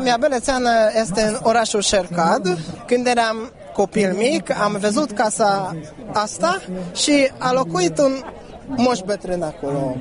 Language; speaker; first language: Romanian; non-native, fluent; Hungarian